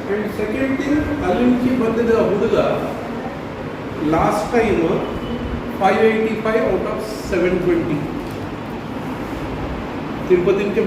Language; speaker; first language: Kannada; non-native, local second language; Telugu